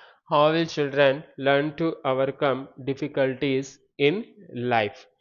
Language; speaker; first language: English; non-native, local second language; Telugu